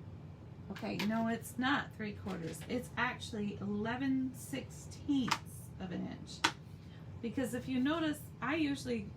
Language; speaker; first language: English; native; English